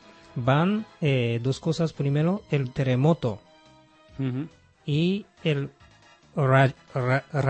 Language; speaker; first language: Spanish; non-native, fluent; Japanese